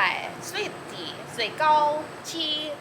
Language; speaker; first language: Chinese; non-native, learner; English